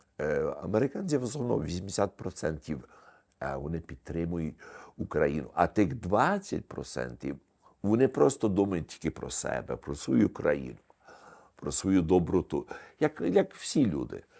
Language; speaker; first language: Ukrainian; early bilingual, heritage; Ukrainian